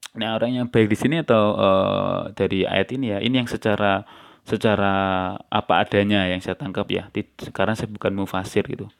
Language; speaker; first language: Indonesian; non-native, local second language; Javanese